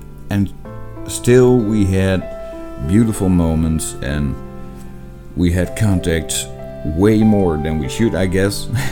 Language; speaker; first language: English; non-native, fluent; Dutch